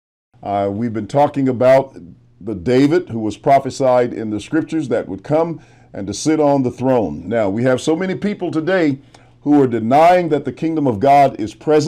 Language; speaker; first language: English; native; English